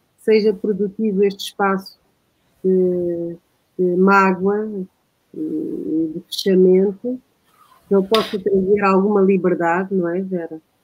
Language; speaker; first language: Portuguese; native; Portuguese